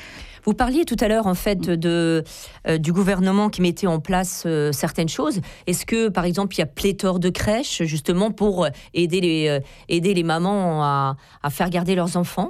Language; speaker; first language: French; native; French